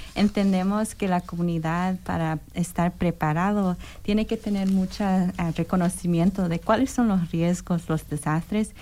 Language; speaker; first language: Spanish; early bilingual, heritage; Spanish